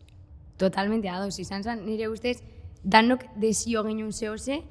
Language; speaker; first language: Basque; native; Basque